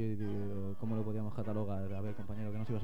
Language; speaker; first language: Spanish; native; Spanish